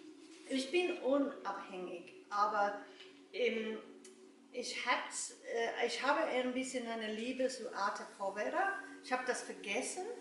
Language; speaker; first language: German; non-native, learner; English